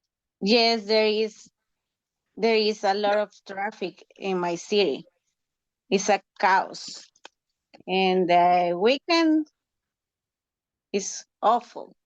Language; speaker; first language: English; non-native, learner; Spanish